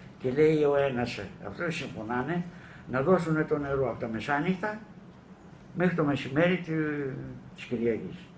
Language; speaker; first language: Greek; native; Greek